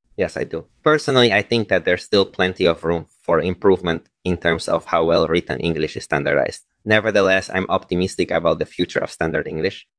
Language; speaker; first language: English; non-native, fluent; Polish